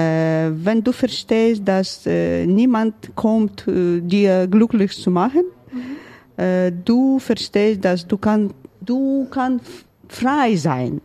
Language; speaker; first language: German; non-native, learner; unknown